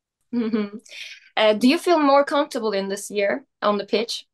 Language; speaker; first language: English; non-native, learner; Turkish